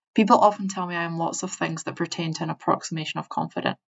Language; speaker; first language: English; native; English